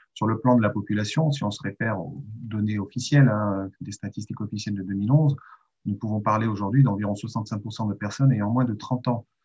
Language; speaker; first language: French; native; French